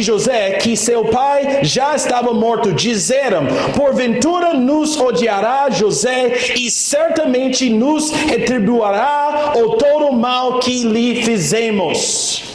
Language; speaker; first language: Portuguese; non-native, fluent; English